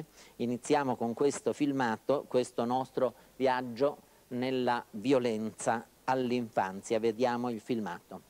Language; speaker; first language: Italian; native; Italian